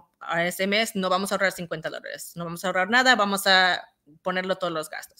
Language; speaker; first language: Spanish; early bilingual, heritage; Spanish